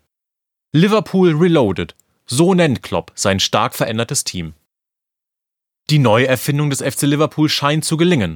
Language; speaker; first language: German; native; German